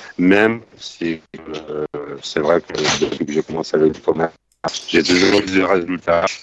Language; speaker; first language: French; non-native, fluent; Spanish